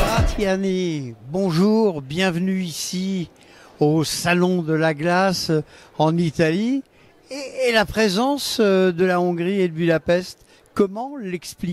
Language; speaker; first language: French; native; French